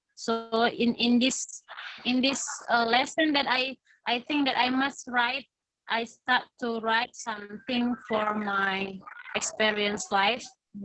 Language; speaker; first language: English; non-native, learner; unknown